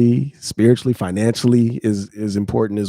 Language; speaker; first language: English; native; English